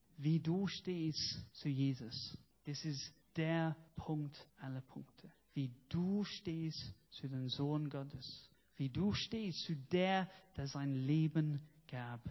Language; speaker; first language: German; non-native, fluent; English